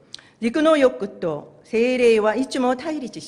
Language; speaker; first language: Japanese; non-native, fluent; Korean